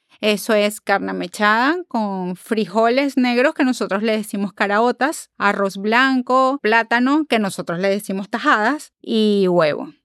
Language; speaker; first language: Spanish; native; Spanish